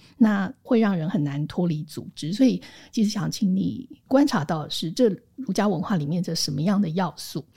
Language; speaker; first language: Chinese; native; Chinese